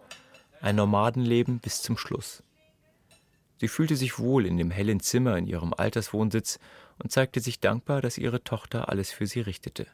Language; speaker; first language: German; native; German